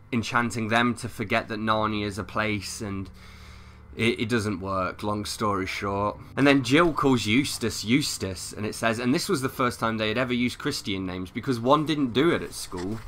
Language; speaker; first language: English; native; English